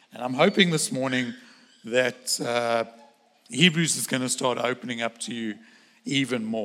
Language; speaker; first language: English; native; English